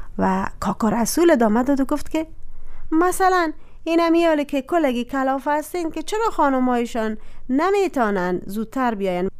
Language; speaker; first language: Persian; native; Persian